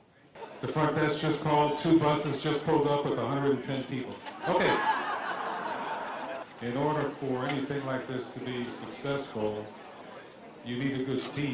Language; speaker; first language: English; native; English